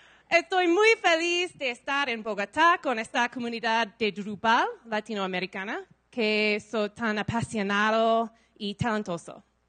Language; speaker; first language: Spanish; non-native, learner; English